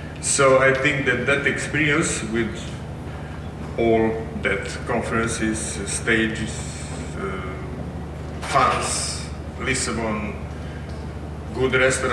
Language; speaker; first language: English; non-native, learner; Serbian